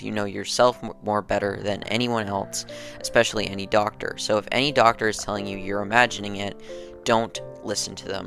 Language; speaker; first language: English; native; English